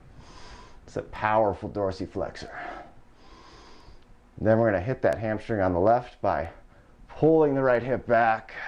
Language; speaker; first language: English; native; English